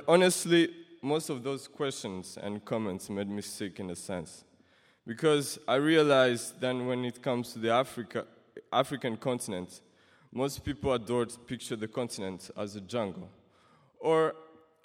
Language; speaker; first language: English; non-native, local second language; Kinyarwanda